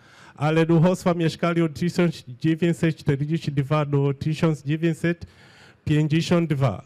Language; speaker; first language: Polish; non-native, fluent; Swahili